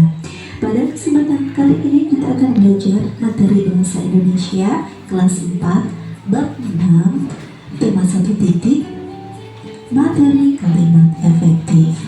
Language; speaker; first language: Indonesian; native; Indonesian